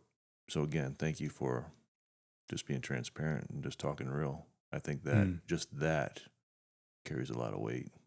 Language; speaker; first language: English; native; English